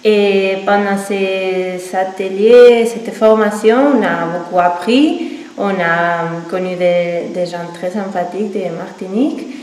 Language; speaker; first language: French; non-native, fluent; Spanish